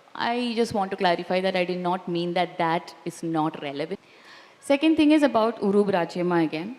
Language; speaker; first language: English; non-native, local second language; Malayalam